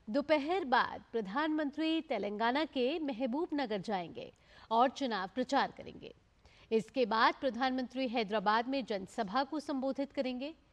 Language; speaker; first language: Hindi; native; Hindi